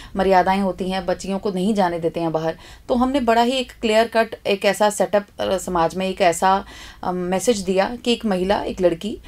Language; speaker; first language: Hindi; native; Hindi